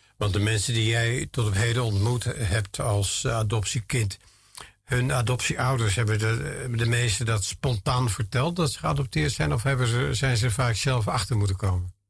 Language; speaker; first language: Dutch; native; Dutch